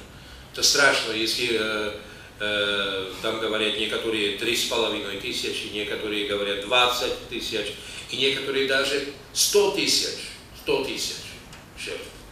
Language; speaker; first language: Russian; non-native, fluent; Czech